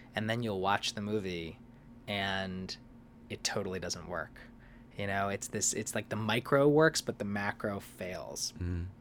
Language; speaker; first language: English; native; English